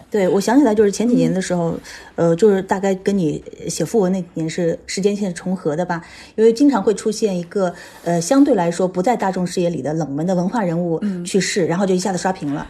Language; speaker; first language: Chinese; non-native, local second language; Tibetan